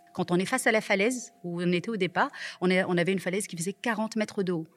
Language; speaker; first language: French; non-native, local second language; Arabic